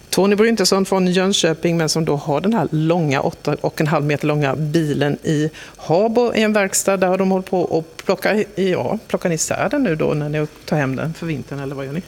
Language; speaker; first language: Swedish; native; Swedish